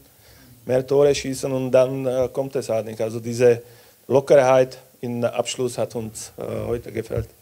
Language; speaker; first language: German; non-native, fluent; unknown